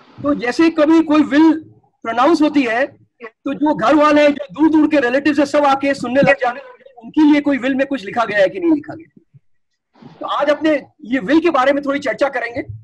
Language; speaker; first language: Hindi; non-native, local second language; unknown